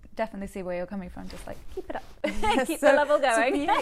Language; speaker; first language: English; native; English